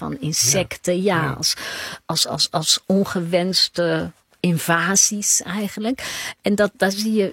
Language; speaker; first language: Dutch; native; Dutch